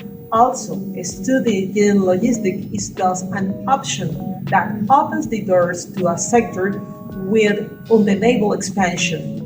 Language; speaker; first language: English; non-native, fluent; Spanish